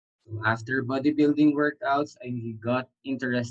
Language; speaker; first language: English; non-native, local second language; Filipino